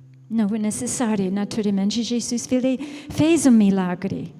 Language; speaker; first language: Portuguese; non-native, fluent; English